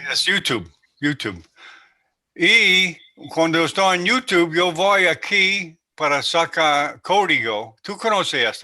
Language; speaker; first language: Spanish; non-native, learner; English